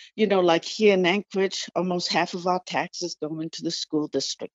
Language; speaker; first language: English; non-native, fluent; Spanish